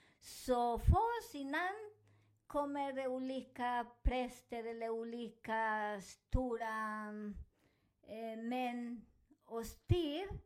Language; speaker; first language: Swedish; non-native, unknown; Spanish